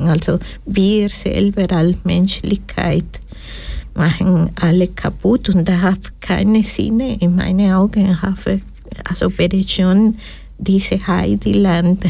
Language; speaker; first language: German; non-native, fluent; Spanish